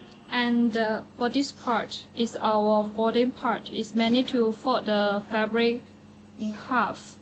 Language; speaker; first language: English; non-native, learner; Chinese